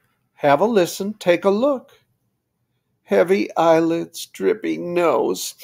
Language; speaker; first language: English; native; English